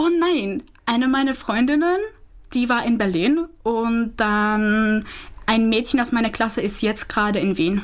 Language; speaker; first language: German; non-native, fluent; Czech